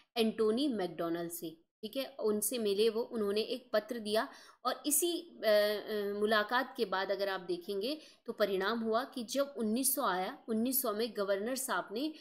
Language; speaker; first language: Hindi; native; Hindi